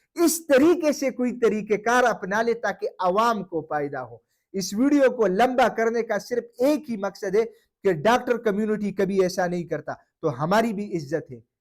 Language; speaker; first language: Urdu; non-native, local second language; Pashto